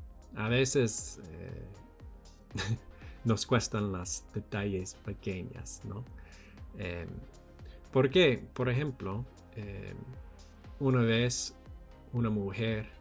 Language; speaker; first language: Spanish; non-native, learner; English